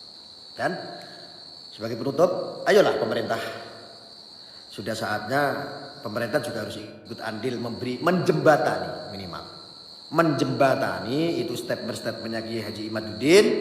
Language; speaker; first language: Indonesian; non-native, local second language; Javanese